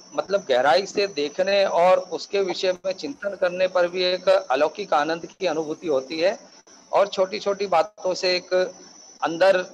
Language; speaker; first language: Hindi; native; Hindi